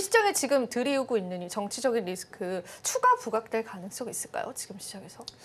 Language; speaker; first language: Korean; native; Korean